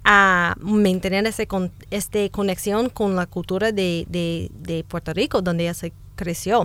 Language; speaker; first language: Spanish; non-native, fluent; English